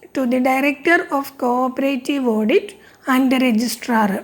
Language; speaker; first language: English; non-native, local second language; Malayalam